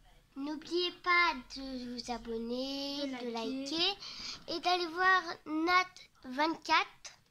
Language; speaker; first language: French; native; French